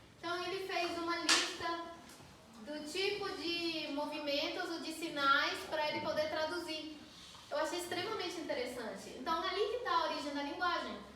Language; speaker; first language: Portuguese; non-native, fluent; Spanish